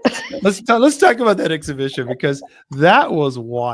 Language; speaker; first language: English; native; English